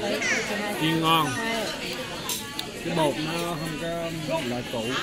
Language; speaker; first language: Vietnamese; early bilingual, heritage; Vietnamese